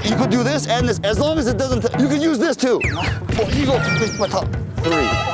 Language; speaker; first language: English; early bilingual, other home language; Korean